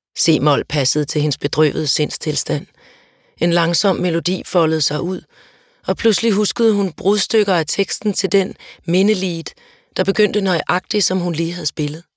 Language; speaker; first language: Danish; native; Danish